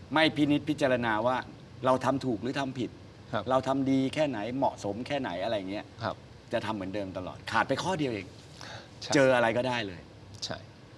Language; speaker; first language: Thai; native; Thai